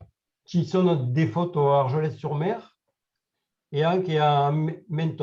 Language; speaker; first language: Italian; non-native, learner; French